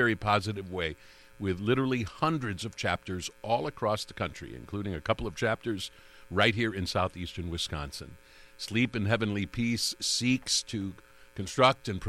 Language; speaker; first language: English; native; English